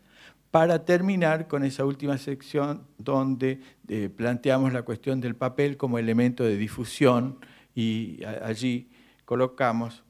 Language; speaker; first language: Spanish; native; Spanish